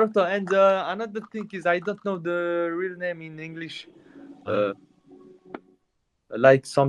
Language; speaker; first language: English; non-native, learner; Mongolian